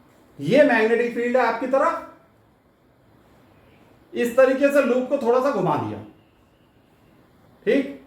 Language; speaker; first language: Hindi; native; Hindi